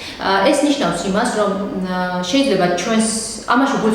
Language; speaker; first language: Georgian; native; Georgian